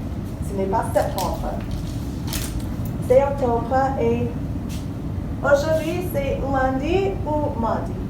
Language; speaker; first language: French; non-native, fluent; English